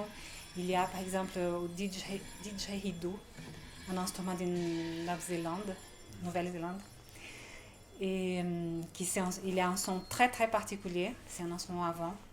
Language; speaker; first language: French; non-native, fluent; Portuguese